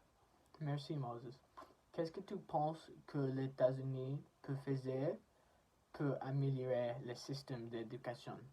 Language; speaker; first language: French; non-native, learner; English